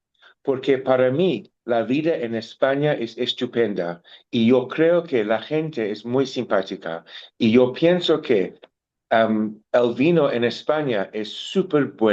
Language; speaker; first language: Spanish; non-native, learner; English